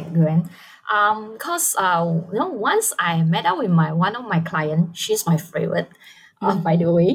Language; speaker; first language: English; non-native, local second language; Chinese